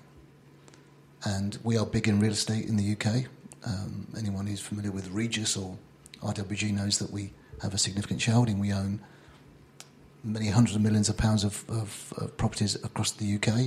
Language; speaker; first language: English; native; English